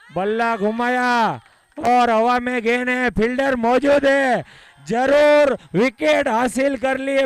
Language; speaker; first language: Hindi; non-native, local second language; Gujarati